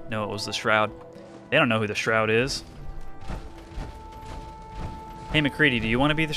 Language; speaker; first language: English; native; English